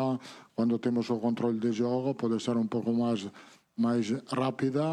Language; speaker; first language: Portuguese; non-native, fluent; Italian